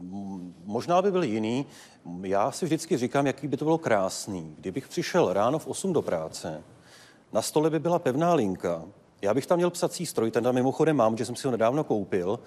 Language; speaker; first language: Czech; native; Czech